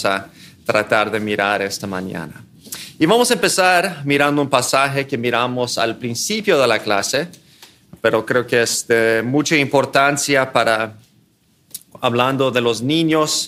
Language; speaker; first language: Spanish; non-native, fluent; English